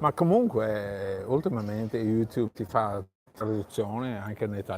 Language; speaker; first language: Italian; non-native, fluent; English